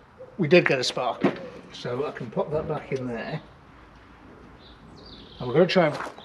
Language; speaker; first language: English; native; English